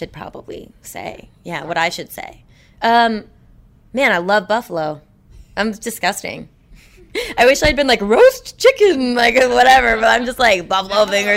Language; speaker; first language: English; native; English